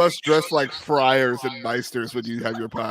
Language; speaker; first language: English; native; English